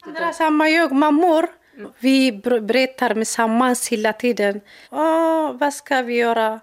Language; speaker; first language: Swedish; non-native, learner; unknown